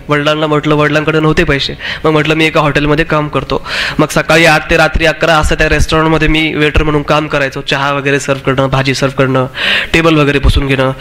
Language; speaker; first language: Marathi; non-native, local second language; Urdu